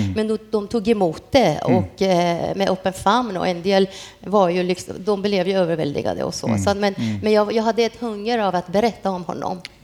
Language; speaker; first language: Swedish; non-native, fluent; Persian